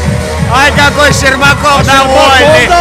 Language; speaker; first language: Russian; native; Russian